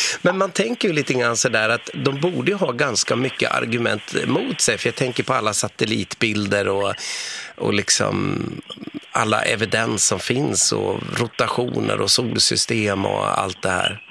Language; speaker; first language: Swedish; native; Swedish